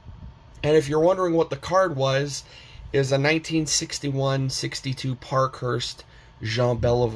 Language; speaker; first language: English; native; English